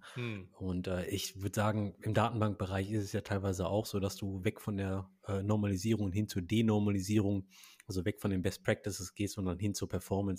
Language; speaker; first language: German; native; German